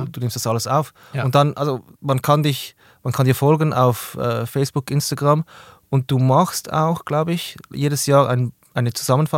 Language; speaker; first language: German; native; German